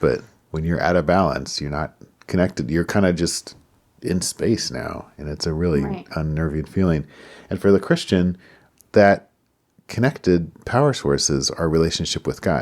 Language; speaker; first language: English; native; English